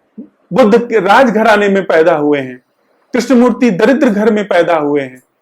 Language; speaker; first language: Hindi; native; Hindi